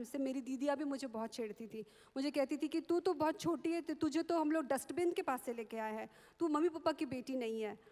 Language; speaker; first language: Hindi; non-native, local second language; Marathi